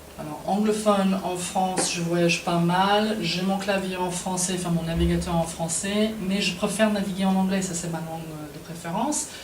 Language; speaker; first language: French; non-native, fluent; English